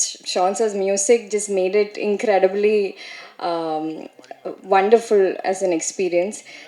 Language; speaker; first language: Tamil; non-native, learner; Malayalam